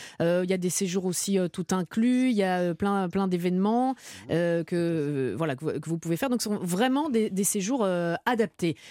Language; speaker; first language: French; native; French